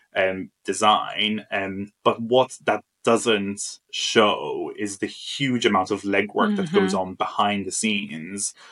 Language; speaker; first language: English; non-native, fluent; Maltese